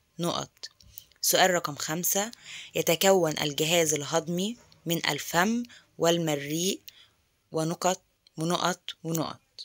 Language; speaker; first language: Arabic; native; Arabic